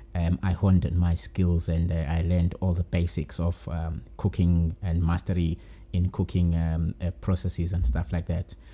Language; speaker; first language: English; non-native, local second language; Zulu